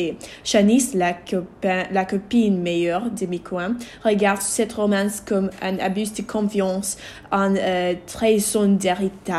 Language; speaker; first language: French; non-native, learner; English